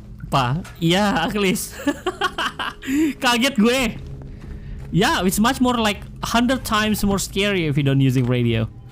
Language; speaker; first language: English; non-native, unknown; Indonesian